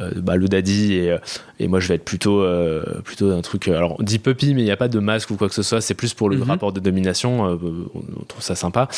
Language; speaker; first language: French; native; French